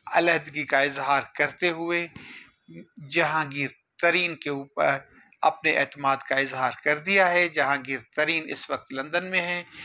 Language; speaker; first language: Urdu; non-native, local second language; Sindhi